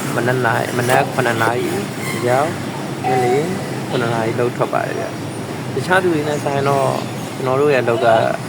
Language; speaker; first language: Burmese; native; Burmese